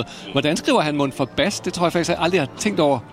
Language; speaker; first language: Danish; native; Danish